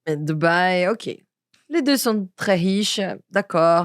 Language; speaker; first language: French; non-native, learner; Portuguese